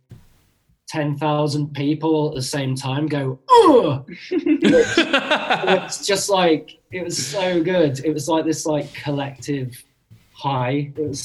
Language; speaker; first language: English; native; English